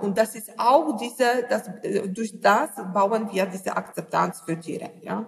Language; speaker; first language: German; non-native, learner; Polish